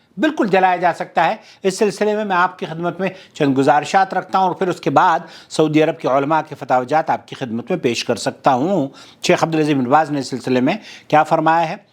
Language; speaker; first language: Urdu; native; Urdu